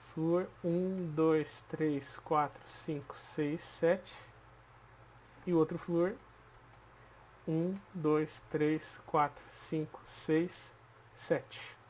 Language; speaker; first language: Portuguese; native; Portuguese